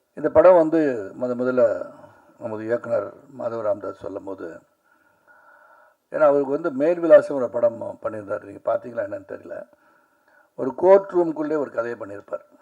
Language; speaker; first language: Tamil; native; Tamil